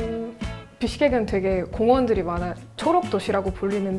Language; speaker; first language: Korean; non-native, fluent; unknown